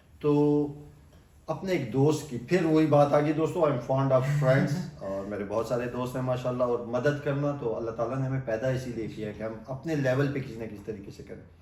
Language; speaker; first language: Urdu; non-native, local second language; Pashto